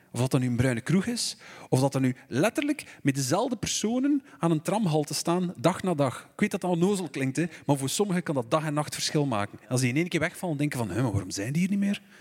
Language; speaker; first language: Dutch; native; Dutch